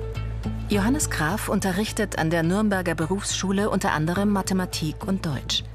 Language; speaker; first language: German; native; German